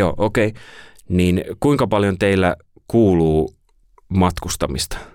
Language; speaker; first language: Finnish; native; Finnish